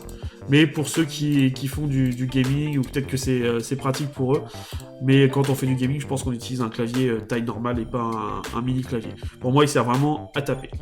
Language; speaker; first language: French; native; French